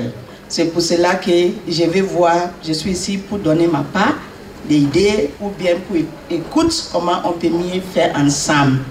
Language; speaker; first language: French; non-native, learner; English